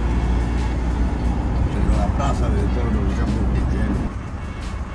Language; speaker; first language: Spanish; non-native, learner; Portuguese